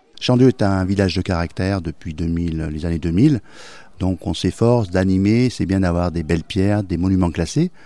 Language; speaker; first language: French; native; French